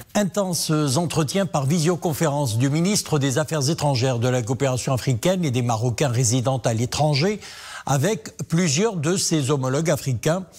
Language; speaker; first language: French; non-native, local second language; Arabic